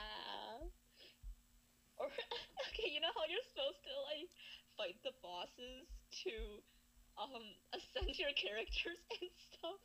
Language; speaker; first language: English; native; English